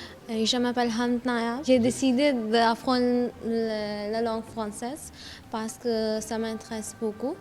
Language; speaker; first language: French; non-native, learner; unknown